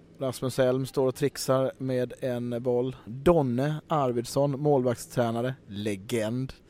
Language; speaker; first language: Swedish; native; Swedish